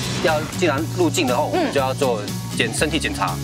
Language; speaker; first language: Chinese; native; Chinese